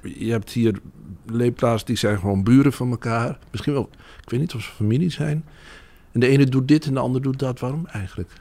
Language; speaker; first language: Dutch; native; Dutch